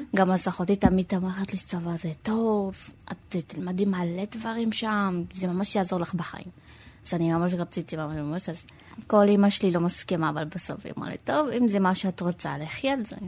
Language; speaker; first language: Hebrew; early bilingual, other home language; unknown